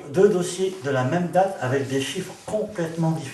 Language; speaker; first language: French; native; French